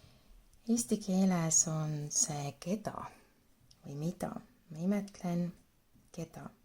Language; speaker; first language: Estonian; non-native, local second language; Russian